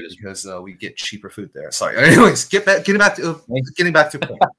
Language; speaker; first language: English; non-native, fluent; Chinese